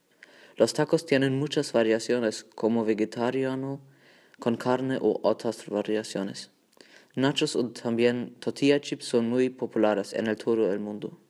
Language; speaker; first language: Spanish; non-native, learner; German